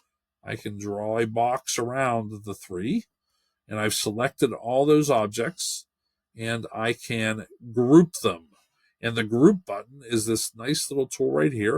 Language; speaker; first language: English; native; English